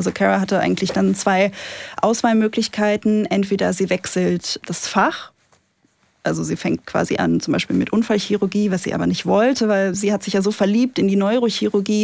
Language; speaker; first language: German; native; German